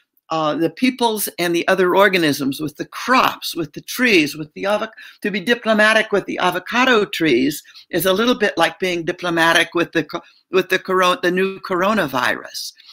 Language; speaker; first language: English; native; English